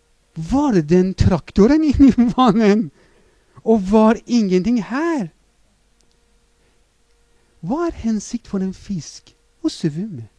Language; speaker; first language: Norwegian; non-native, fluent; Persian